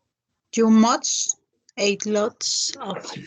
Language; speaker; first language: English; non-native, learner; Spanish